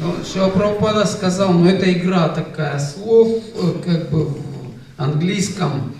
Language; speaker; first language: Russian; native; Russian